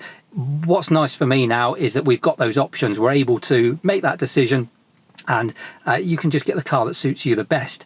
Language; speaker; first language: English; native; English